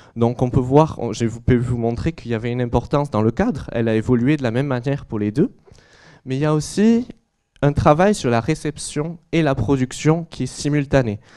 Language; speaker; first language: French; native; French